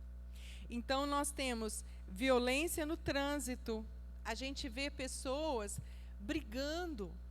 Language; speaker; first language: Portuguese; native; Portuguese